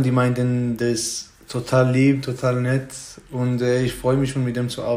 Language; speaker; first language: German; non-native, fluent; Hebrew